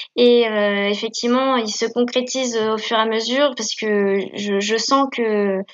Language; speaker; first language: French; native; French